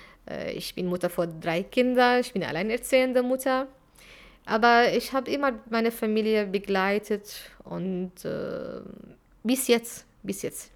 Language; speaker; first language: German; non-native, fluent; Arabic